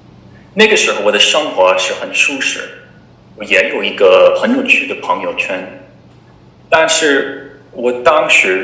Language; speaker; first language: Chinese; non-native, fluent; English